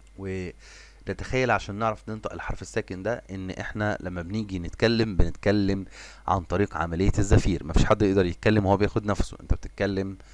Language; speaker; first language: Arabic; native; Arabic